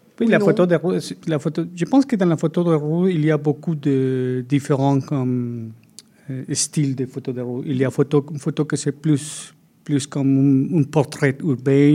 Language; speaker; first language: French; non-native, fluent; Spanish